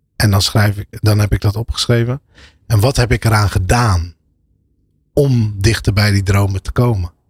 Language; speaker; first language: Dutch; early bilingual, other home language; Arabic